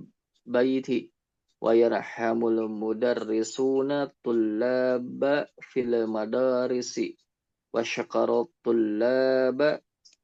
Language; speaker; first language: Arabic; non-native, learner; Indonesian